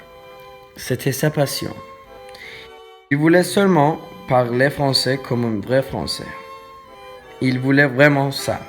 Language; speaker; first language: French; non-native, learner; Turkish